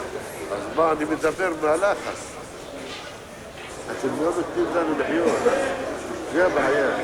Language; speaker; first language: Hebrew; non-native, local second language; Arabic